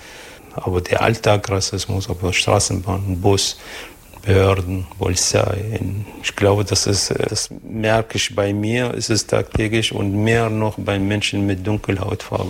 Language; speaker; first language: German; non-native, fluent; Arabic